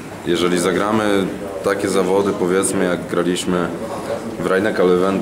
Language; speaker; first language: Polish; native; Polish